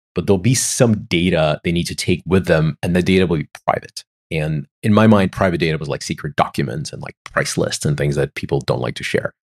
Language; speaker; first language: English; non-native, fluent; Ukrainian